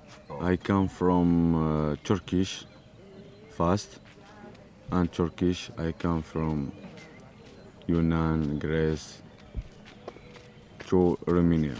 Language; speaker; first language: English; non-native, learner; Arabic